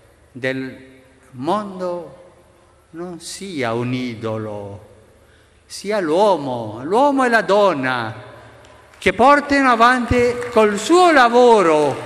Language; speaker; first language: Italian; non-native, fluent; Spanish